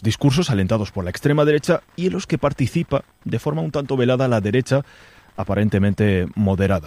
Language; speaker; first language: Spanish; native; Spanish